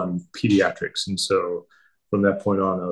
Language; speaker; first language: English; native; English